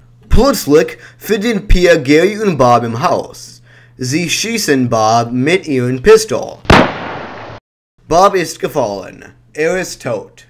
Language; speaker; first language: German; non-native, learner; English